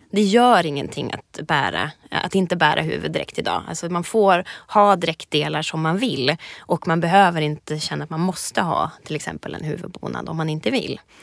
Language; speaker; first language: Swedish; native; Swedish